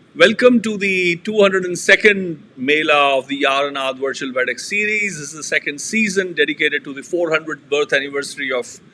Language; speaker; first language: English; non-native, local second language; Punjabi